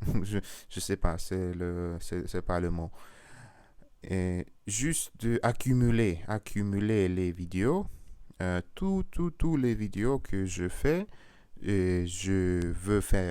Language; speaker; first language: French; non-native, learner; Russian